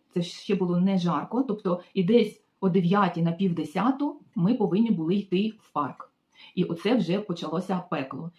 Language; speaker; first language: Ukrainian; native; Ukrainian